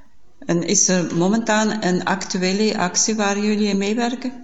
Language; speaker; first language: Dutch; non-native, fluent; German